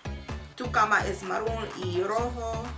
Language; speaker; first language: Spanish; non-native, learner; English